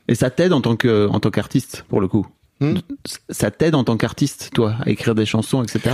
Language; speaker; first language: French; native; French